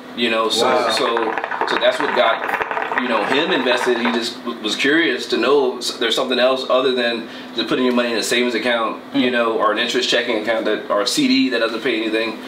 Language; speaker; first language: English; native; English